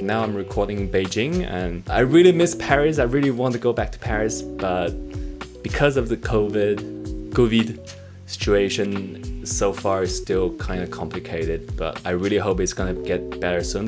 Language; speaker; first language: English; non-native, fluent; Chinese